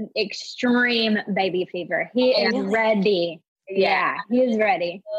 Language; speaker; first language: English; native; English